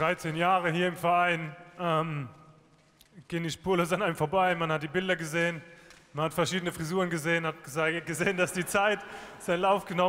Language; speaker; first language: German; native; German